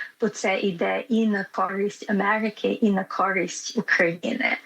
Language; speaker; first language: Ukrainian; early bilingual, heritage; Ukrainian